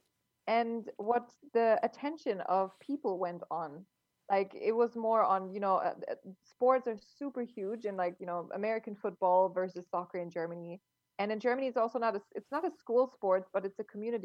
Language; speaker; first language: English; non-native, fluent; German